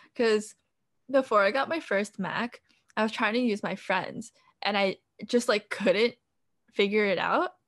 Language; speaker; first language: English; early bilingual, other home language; Korean